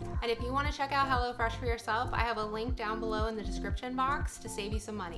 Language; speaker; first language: English; native; English